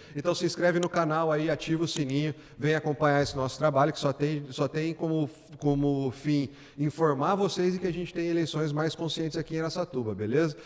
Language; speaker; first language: Portuguese; native; Portuguese